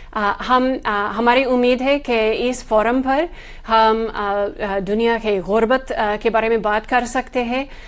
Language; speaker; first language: Hindi; non-native, fluent; English